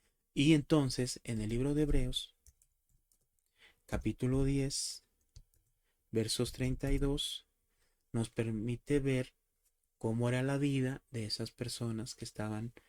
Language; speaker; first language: Spanish; native; Spanish